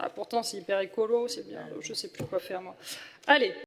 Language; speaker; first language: French; native; French